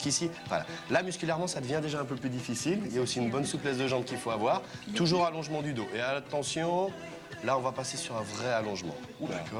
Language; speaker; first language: French; native; French